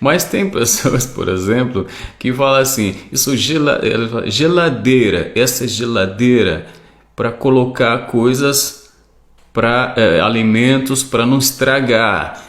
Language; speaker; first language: Portuguese; non-native, fluent; Arabic